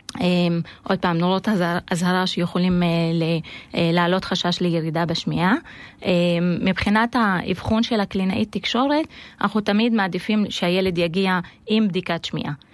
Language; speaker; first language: Hebrew; non-native, local second language; Arabic